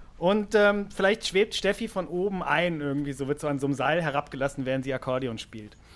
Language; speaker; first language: German; native; German